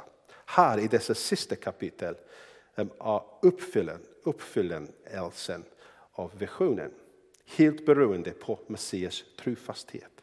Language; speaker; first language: Swedish; non-native, fluent; English